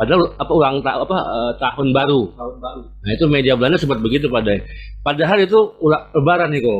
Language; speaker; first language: Indonesian; native; Indonesian